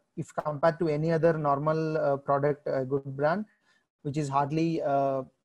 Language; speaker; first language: English; non-native, local second language; Telugu